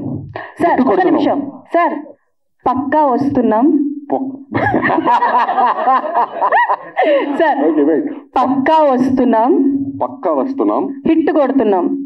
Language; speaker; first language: Telugu; native; Telugu